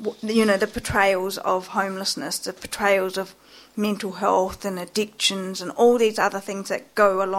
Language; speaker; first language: English; native; English